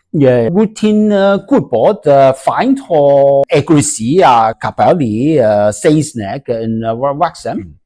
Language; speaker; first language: Welsh; non-native, learner; Cantonese